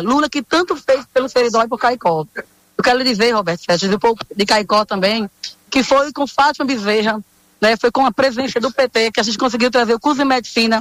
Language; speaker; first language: Portuguese; native; Portuguese